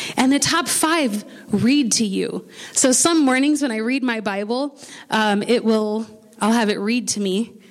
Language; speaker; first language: English; native; English